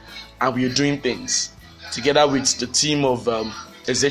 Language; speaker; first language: English; non-native, local second language; Yoruba